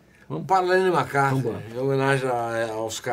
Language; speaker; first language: Portuguese; native; Portuguese